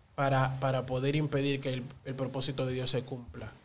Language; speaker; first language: Spanish; native; Spanish